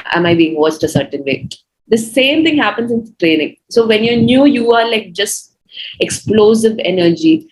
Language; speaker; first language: English; non-native, local second language; Malayalam